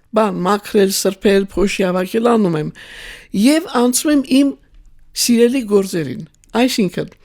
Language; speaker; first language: Armenian; native; Armenian